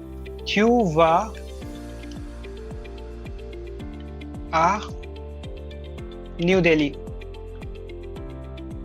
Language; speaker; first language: French; non-native, fluent; Hindi